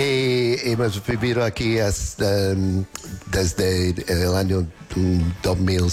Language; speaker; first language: Spanish; non-native, learner; English